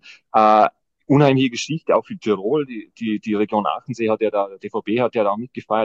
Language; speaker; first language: German; native; German